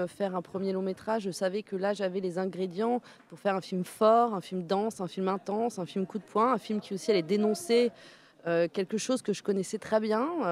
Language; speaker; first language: French; native; French